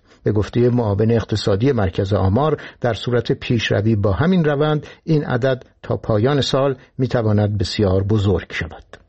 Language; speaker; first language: Persian; native; Persian